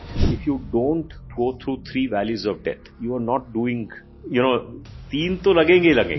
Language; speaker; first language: English; non-native, local second language; Hindi